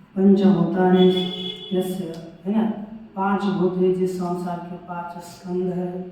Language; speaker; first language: Hindi; non-native, local second language; Marathi